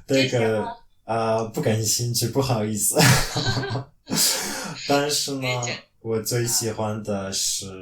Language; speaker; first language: Chinese; non-native, fluent; French